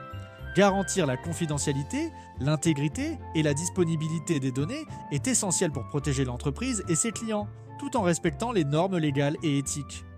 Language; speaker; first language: French; native; French